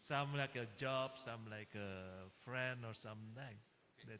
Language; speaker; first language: English; non-native, learner; Indonesian